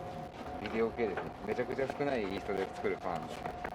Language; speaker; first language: Japanese; native; Japanese